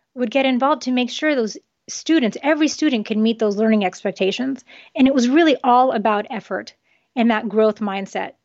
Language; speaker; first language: English; early bilingual, other home language; Japanese